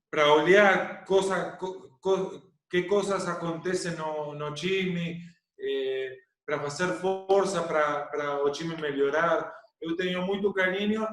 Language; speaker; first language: Portuguese; non-native, learner; Spanish